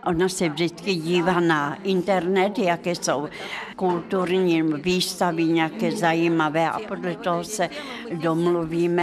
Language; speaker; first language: Czech; non-native, fluent; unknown